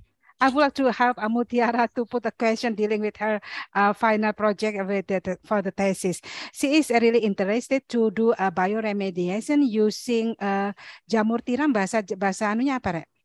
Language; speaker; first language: English; non-native, learner; Indonesian